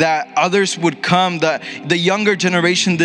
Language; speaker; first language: English; non-native, fluent; Spanish